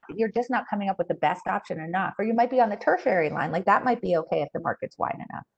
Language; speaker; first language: English; native; English